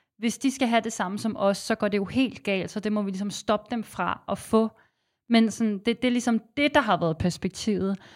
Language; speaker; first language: Danish; native; Danish